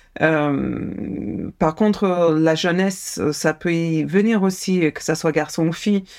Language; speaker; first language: French; non-native, fluent; English